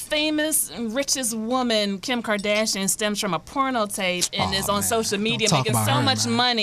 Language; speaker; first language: English; native; English